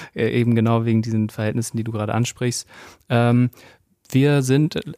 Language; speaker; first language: German; native; German